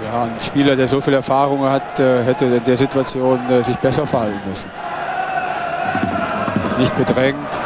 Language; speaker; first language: German; native; German